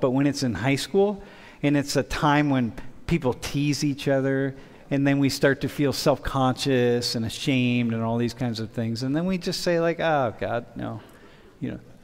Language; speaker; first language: English; native; English